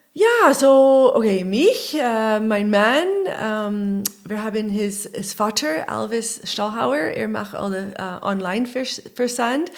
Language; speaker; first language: German; non-native, learner; English